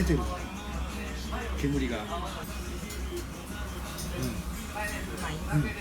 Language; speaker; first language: Japanese; native; Japanese